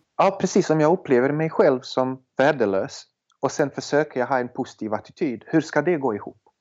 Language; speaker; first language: Swedish; non-native, fluent; Serbian